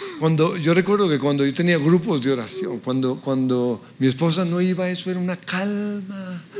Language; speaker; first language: Spanish; early bilingual, other home language; English